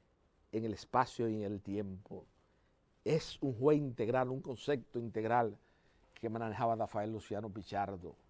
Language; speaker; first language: Spanish; native; Spanish